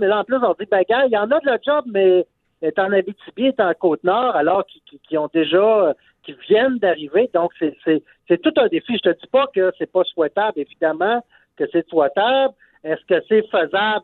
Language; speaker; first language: French; native; French